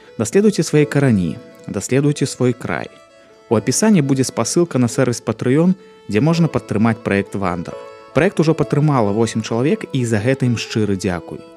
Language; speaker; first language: Belarusian; non-native, local second language; Russian